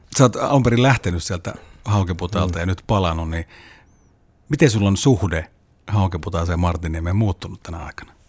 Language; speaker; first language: Finnish; native; Finnish